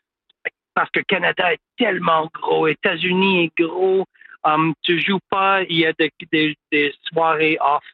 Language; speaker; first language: French; non-native, local second language; English